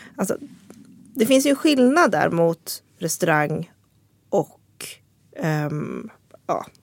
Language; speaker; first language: Swedish; native; Swedish